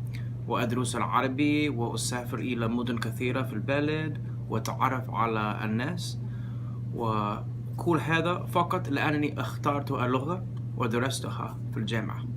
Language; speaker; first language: Arabic; non-native, fluent; English